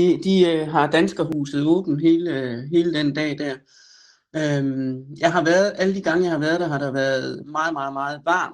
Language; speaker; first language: Danish; native; Danish